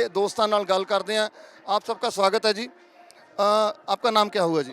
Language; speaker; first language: Hindi; non-native, local second language; Punjabi